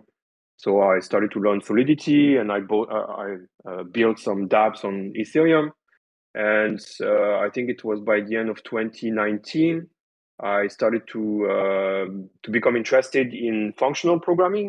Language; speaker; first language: English; non-native, fluent; French